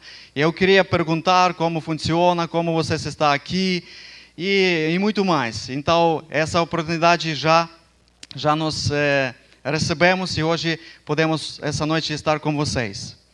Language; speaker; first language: Portuguese; non-native, fluent; Ukrainian